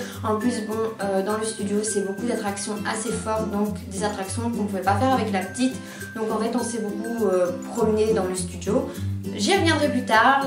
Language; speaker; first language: French; native; French